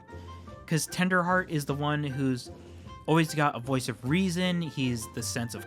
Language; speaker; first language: English; native; English